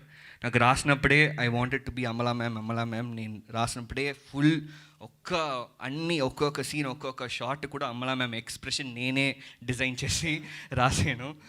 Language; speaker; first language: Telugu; early bilingual, heritage; Telugu